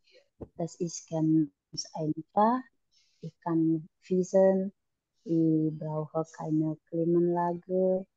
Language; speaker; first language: German; non-native, learner; Indonesian